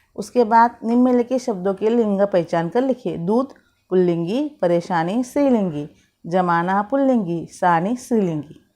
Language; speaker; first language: Hindi; non-native, local second language; Marathi